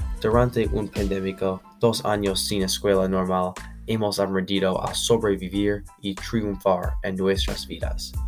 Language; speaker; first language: Spanish; non-native, learner; English